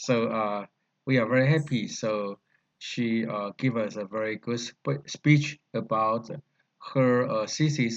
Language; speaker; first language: English; non-native, learner; Chinese